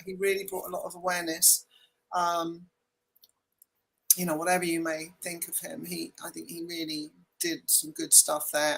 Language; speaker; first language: English; native; English